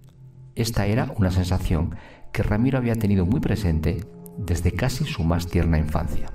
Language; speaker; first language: Spanish; native; Spanish